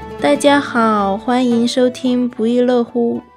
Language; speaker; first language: Chinese; non-native, fluent; Russian